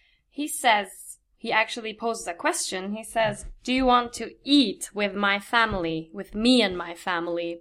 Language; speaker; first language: English; non-native, fluent; Turkish